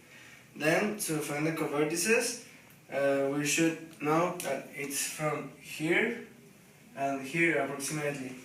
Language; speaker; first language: English; non-native, fluent; Spanish